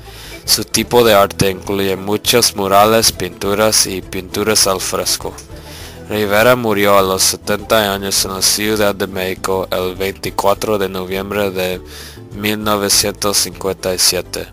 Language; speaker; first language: Spanish; non-native, learner; English